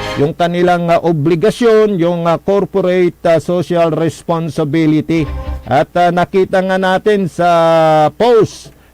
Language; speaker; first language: Filipino; non-native, local second language; Pangasinan